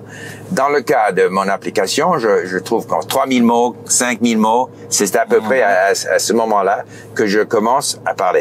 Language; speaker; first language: French; non-native, fluent; English